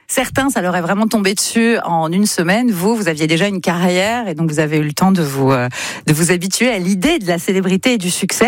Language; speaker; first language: French; native; French